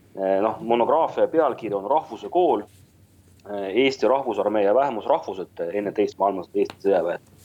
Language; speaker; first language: Estonian; non-native, local second language; Russian